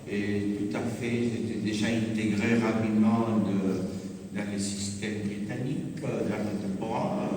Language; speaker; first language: French; non-native, fluent; Spanish